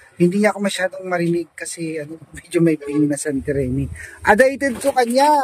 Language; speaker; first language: Filipino; non-native, local second language; Iloko